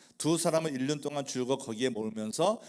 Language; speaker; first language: Korean; native; Korean